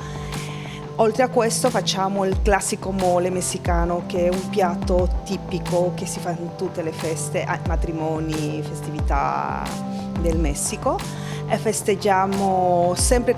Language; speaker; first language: Italian; non-native, fluent; Spanish